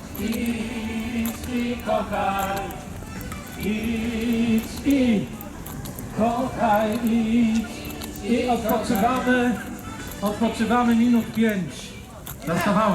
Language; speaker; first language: Polish; native; Polish